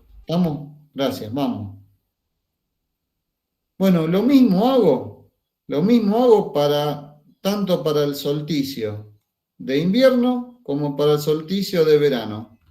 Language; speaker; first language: Spanish; native; Spanish